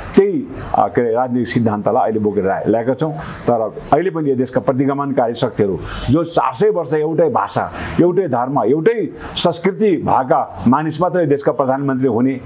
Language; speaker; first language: Nepali; non-native, local second language; Sherpa